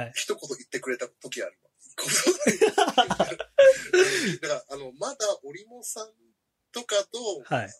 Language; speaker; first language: Japanese; early bilingual, heritage; Japanese